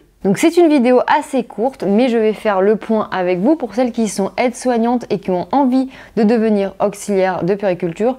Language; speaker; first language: French; native; French